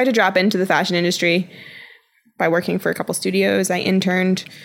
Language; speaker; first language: English; native; English